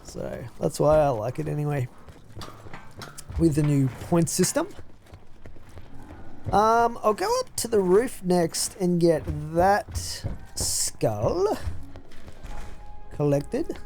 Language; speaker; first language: English; native; English